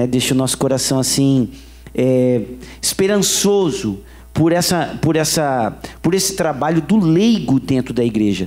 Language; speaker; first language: Portuguese; native; Portuguese